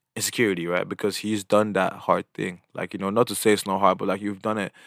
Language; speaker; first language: English; non-native, local second language; Igbo